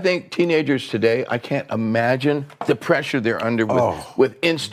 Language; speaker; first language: English; native; English